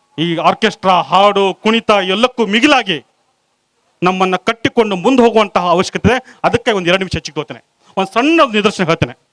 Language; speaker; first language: Kannada; non-native, local second language; Lambadi